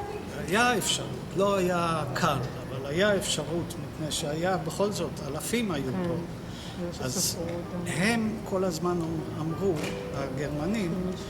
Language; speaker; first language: Hebrew; non-native, fluent; Dutch